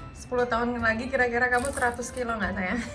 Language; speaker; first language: Indonesian; native; Indonesian